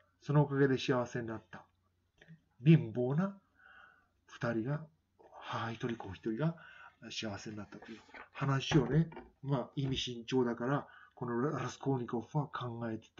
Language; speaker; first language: Japanese; native; Japanese